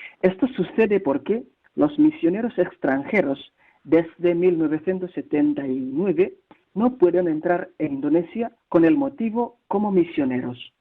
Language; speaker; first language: Spanish; non-native, fluent; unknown